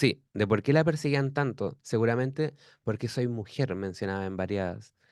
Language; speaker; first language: Spanish; native; Spanish